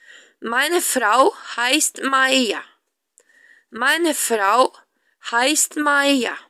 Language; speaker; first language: German; non-native, fluent; Latvian